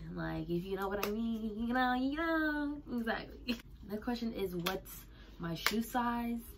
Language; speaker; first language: English; native; English